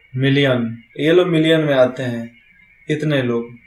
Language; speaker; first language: Hindi; native; Hindi